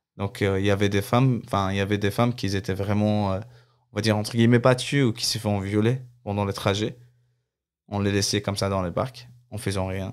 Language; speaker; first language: French; non-native, fluent; Arabic